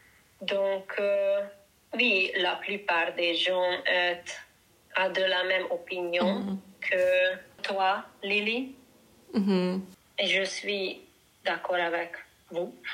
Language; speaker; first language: French; non-native, learner; Hungarian